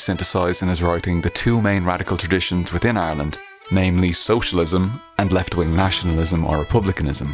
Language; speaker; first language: English; native; English